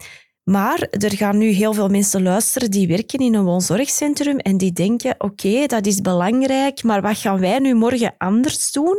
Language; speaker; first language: Dutch; native; Dutch